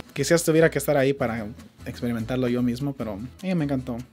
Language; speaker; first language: Spanish; early bilingual, heritage; Spanish